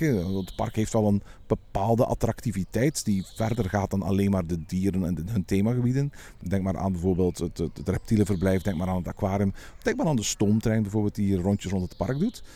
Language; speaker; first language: Dutch; native; Dutch